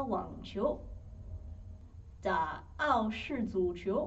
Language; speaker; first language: Chinese; non-native, fluent; English